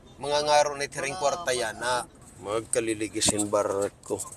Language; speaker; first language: Filipino; non-native, local second language; Waray